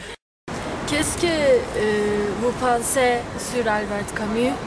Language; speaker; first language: French; non-native, learner; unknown